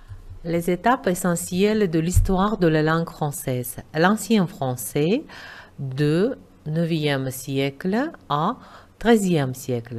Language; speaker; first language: French; non-native, fluent; Uzbek